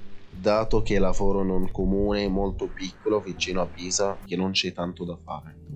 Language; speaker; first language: Italian; non-native, fluent; Arabic